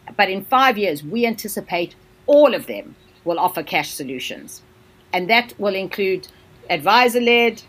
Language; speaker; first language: English; native; English